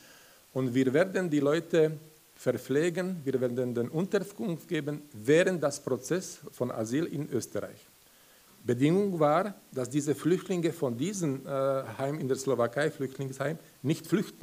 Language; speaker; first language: German; non-native, fluent; Slovak